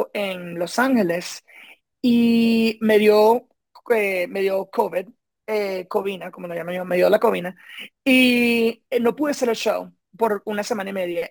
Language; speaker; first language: Spanish; native; Spanish